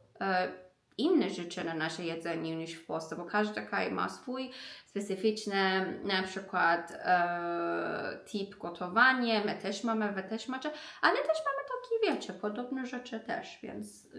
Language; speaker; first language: Polish; non-native, learner; Persian